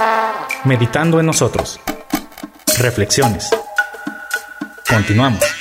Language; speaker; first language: Spanish; native; Spanish